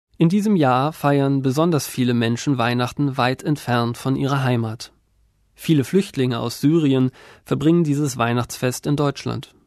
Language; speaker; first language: German; native; German